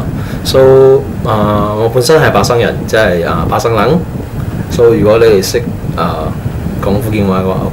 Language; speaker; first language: Cantonese; non-native, fluent; Min Nan Chinese